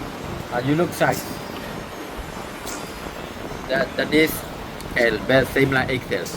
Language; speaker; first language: English; non-native, learner; Nepali